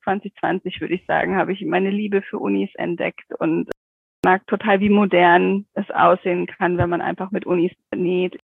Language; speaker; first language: German; native; German